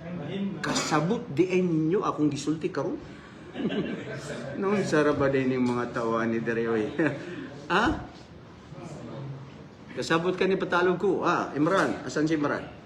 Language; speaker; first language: Filipino; non-native, local second language; Maranao